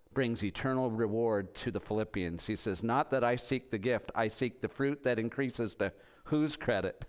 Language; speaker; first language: English; native; English